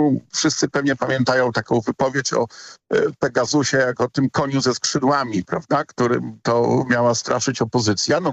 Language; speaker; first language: Polish; native; Polish